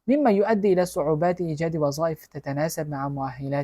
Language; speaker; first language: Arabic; non-native, fluent; Uzbek